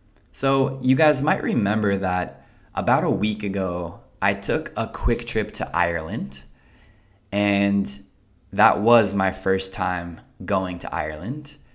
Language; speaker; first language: English; native; English